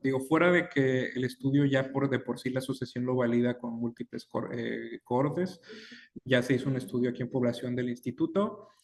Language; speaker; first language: Spanish; native; Spanish